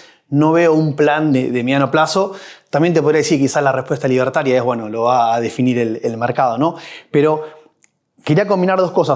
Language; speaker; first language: Spanish; native; Spanish